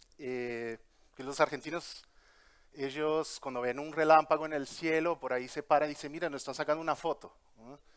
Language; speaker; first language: Spanish; early bilingual, heritage; Portuguese